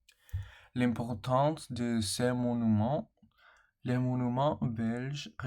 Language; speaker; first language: French; non-native, learner; English